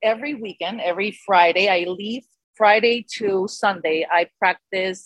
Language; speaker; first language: English; non-native, fluent; Spanish